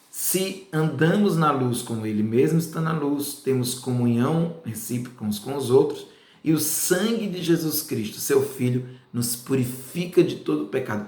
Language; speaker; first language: Portuguese; native; Portuguese